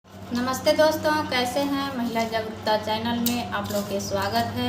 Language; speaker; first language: Hindi; non-native, local second language; Bhojpuri